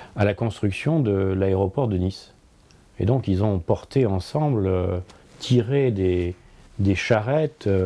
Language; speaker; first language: French; native; French